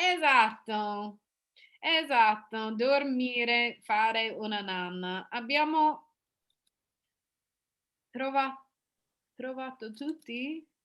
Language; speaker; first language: Italian; non-native, fluent; English